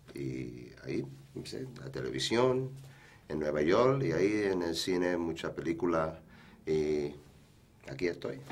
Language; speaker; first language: Spanish; early bilingual, heritage; Spanish